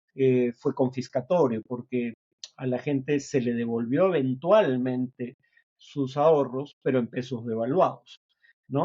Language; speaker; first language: Spanish; native; Spanish